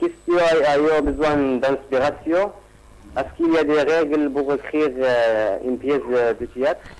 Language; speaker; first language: French; non-native, learner; Arabic